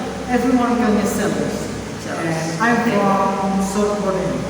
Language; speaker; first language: English; non-native, learner; Indonesian